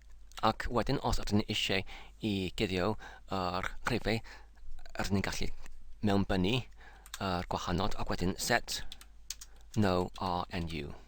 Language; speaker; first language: Welsh; non-native, learner; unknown